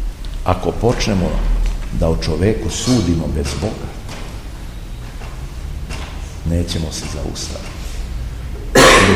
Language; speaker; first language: Serbian; native; Serbian